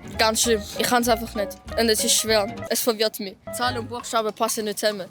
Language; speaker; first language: German; native; German